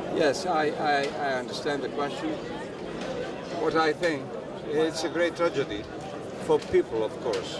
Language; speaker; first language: English; non-native, fluent; Bosnian